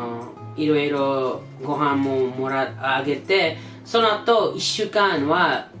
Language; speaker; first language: Japanese; non-native, learner; English